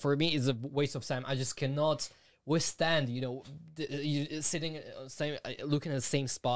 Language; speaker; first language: English; non-native, fluent; Slovak